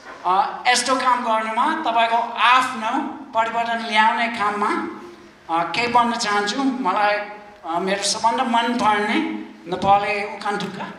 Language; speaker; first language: Nepali; non-native, fluent; English